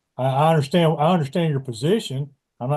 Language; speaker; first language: English; native; English